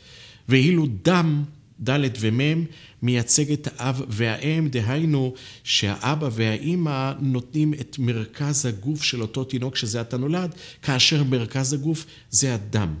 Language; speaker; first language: Hebrew; native; Hebrew